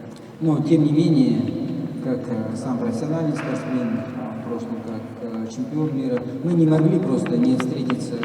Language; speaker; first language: Russian; native; Russian